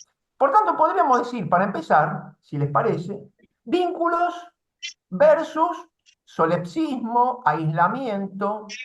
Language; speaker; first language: Spanish; native; Spanish